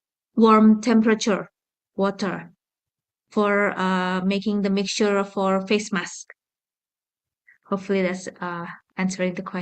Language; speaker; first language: English; non-native, fluent; Indonesian